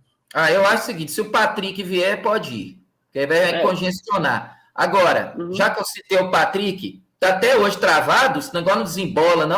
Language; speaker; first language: Portuguese; native; Portuguese